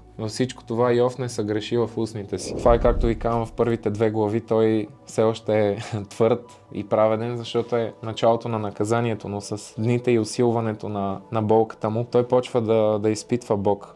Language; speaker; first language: Bulgarian; native; Bulgarian